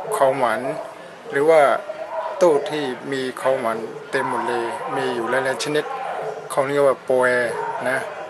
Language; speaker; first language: Thai; non-native, fluent; Burmese